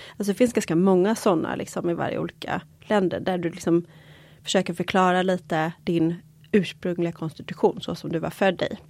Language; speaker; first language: Swedish; early bilingual, other home language; Polish